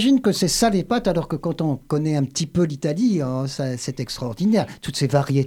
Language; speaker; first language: French; native; French